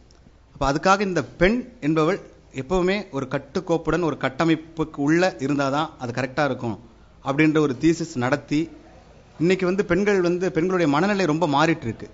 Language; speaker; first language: Tamil; native; Tamil